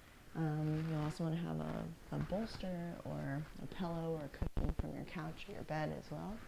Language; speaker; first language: English; native; English